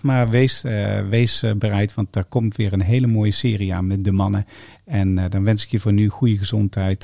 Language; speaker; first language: Dutch; native; Dutch